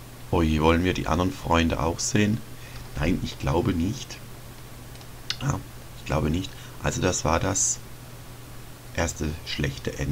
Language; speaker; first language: German; native; German